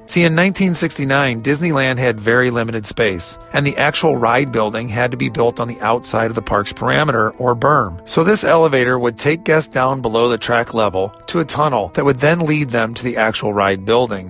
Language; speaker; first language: English; native; English